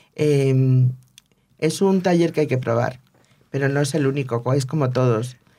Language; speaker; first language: Spanish; native; Spanish